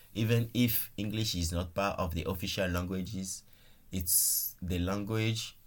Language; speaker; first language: English; non-native, fluent; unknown